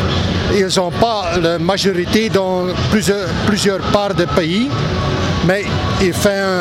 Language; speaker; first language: French; non-native, local second language; Dutch